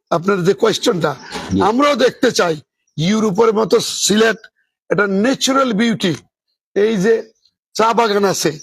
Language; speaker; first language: Bangla; native; Bangla